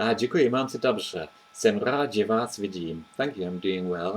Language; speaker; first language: Czech; non-native, learner; English